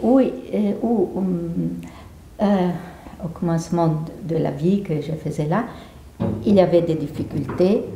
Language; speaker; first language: French; non-native, fluent; Italian